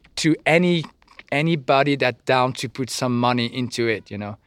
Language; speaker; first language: English; non-native, fluent; French